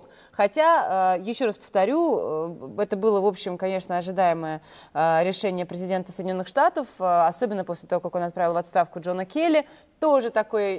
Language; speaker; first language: Russian; native; Russian